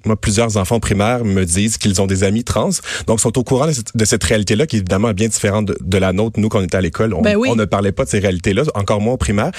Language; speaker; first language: French; native; French